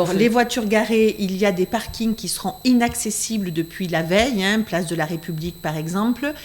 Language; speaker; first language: French; native; French